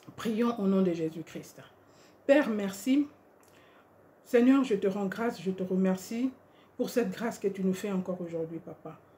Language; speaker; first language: French; non-native, local second language; Lingala